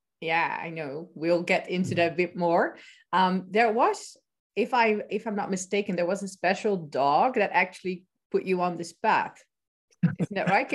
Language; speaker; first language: English; non-native, fluent; Dutch